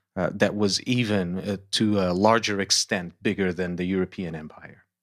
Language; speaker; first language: English; non-native, fluent; Portuguese